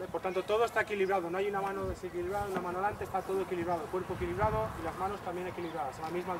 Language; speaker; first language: Spanish; native; Spanish